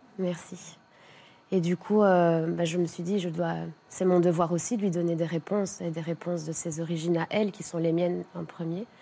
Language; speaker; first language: French; native; French